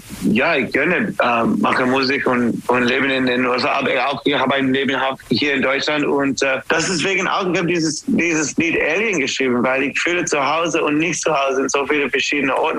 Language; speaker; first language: German; non-native, learner; English